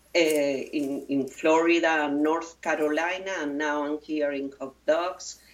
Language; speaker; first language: English; non-native, fluent; Spanish